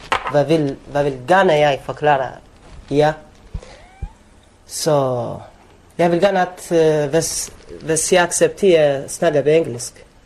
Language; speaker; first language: Danish; non-native, learner; Arabic